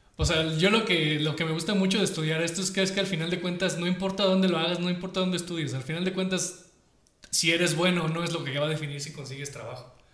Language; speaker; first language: Spanish; native; Spanish